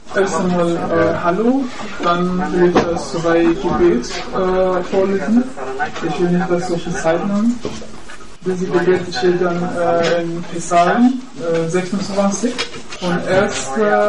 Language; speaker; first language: German; non-native, learner; Persian